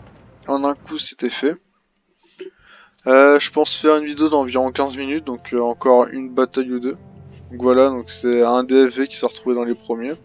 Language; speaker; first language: French; native; French